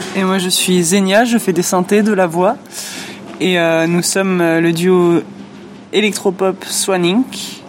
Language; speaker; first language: French; non-native, fluent; English